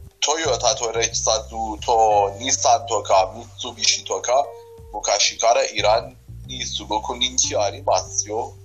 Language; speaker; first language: Japanese; non-native, learner; Persian